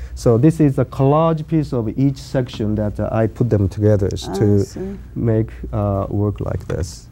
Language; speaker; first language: English; non-native, learner; Japanese